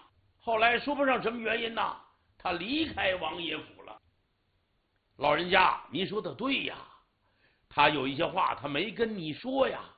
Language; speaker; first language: Chinese; native; Chinese